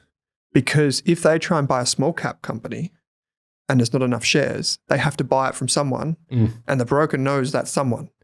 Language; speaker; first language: English; native; English